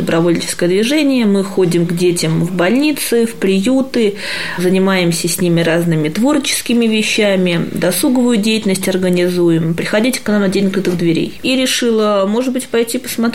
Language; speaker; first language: Russian; native; Russian